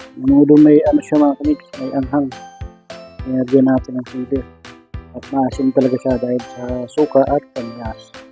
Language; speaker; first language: Filipino; non-native, local second language; Bikol